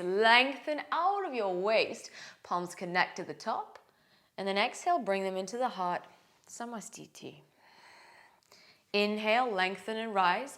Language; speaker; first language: English; native; English